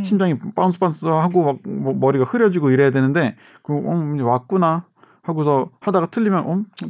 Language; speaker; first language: Korean; early bilingual, other home language; Russian